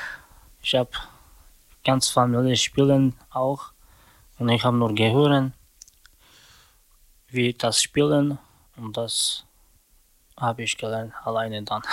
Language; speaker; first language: German; non-native, learner; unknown